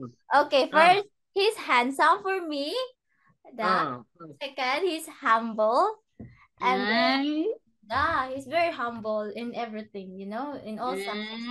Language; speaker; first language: English; non-native, learner; Cebuano